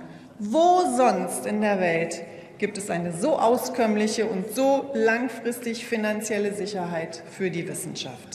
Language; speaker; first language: German; native; German